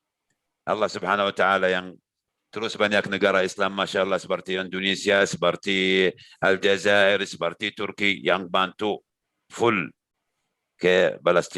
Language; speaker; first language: Indonesian; non-native, learner; Arabic